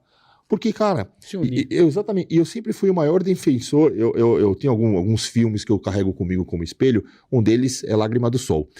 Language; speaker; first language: Portuguese; native; Portuguese